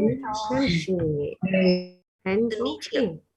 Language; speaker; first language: Chinese; non-native, learner; Indonesian